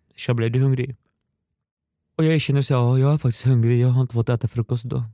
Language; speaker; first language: Swedish; early bilingual, other home language; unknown